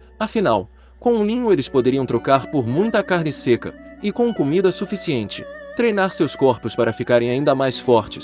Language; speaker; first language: Portuguese; native; Portuguese